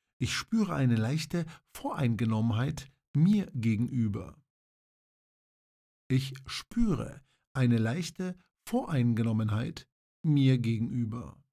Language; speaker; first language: German; non-native, fluent; Polish